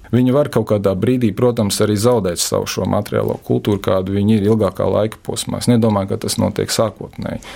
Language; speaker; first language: Latvian; native; Latvian